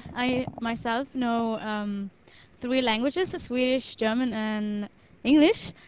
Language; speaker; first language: English; non-native, fluent; Swedish